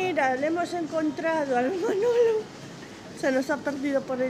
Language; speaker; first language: Spanish; native; Spanish